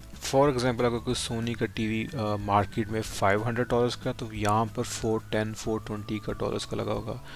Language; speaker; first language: Urdu; non-native, local second language; Punjabi